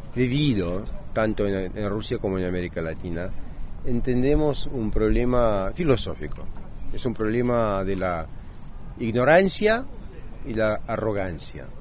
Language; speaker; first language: Spanish; native; Spanish